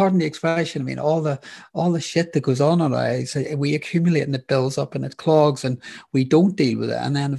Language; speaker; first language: English; native; English